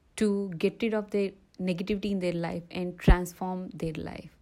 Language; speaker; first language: English; non-native, local second language; Telugu